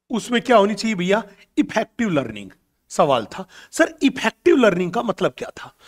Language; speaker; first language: Hindi; native; Hindi